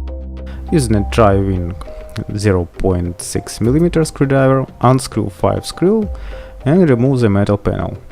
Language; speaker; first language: English; non-native, fluent; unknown